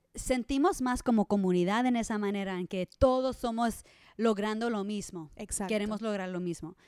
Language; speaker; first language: Spanish; non-native, learner; English